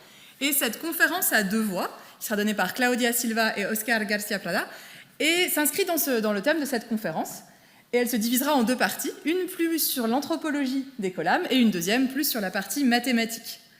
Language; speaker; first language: French; native; French